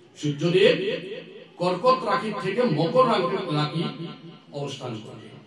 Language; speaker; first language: Bangla; non-native, learner; Assamese